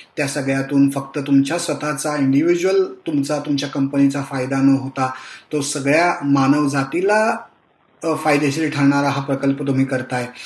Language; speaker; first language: Marathi; native; Marathi